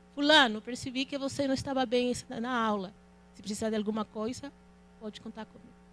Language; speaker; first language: Portuguese; non-native, fluent; Spanish